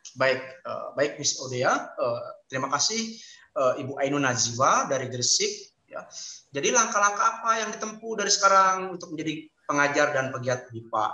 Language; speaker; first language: Indonesian; native; Indonesian